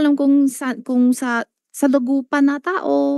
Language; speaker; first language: Filipino; non-native, learner; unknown